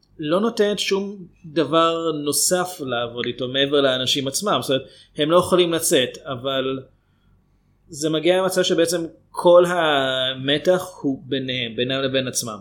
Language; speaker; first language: Hebrew; native; Hebrew